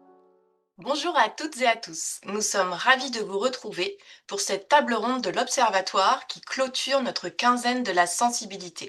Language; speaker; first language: French; native; French